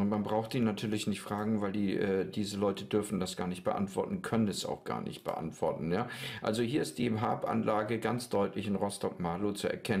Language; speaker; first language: German; native; German